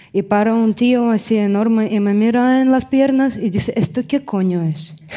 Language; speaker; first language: Spanish; non-native, fluent; Russian